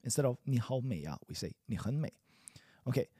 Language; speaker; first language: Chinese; non-native, fluent; English